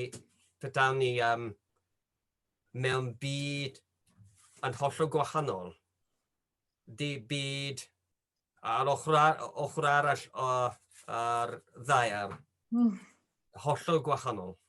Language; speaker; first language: Welsh; non-native, fluent; Japanese